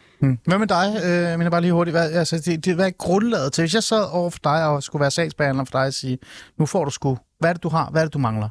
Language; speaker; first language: Danish; early bilingual, other home language; Persian